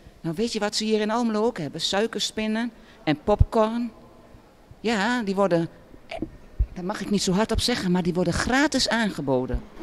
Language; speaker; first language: Dutch; native; Dutch